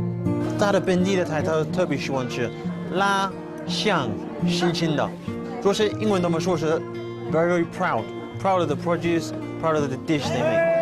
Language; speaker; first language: Chinese; non-native, learner; English